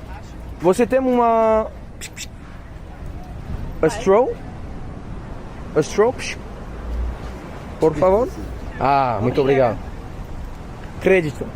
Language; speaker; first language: Portuguese; non-native, learner; French